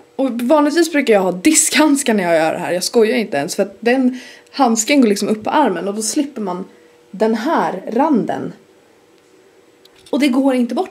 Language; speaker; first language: Swedish; native; Swedish